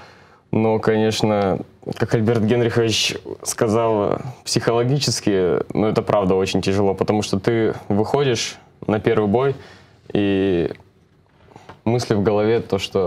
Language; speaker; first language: Russian; native; Russian